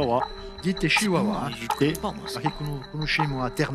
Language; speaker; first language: French; non-native, local second language; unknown